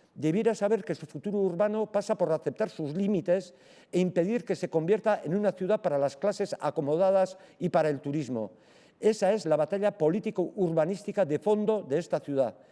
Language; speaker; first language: Spanish; non-native, local second language; Basque